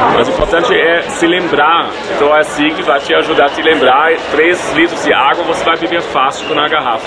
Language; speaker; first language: Portuguese; non-native, fluent; German